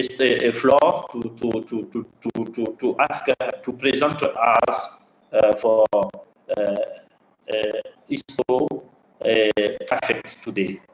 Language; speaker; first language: English; non-native, learner; French